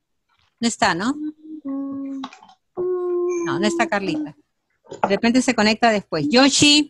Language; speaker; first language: Spanish; native; Spanish